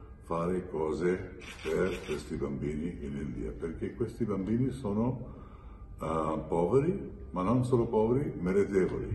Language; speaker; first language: Italian; non-native, fluent; Hindi